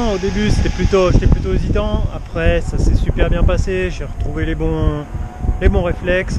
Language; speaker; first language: French; native; French